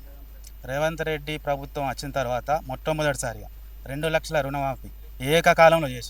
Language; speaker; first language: Telugu; native; Telugu